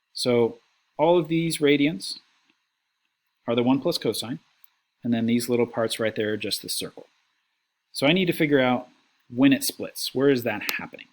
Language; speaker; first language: English; native; English